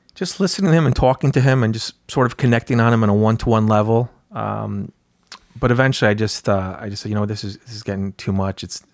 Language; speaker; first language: English; native; English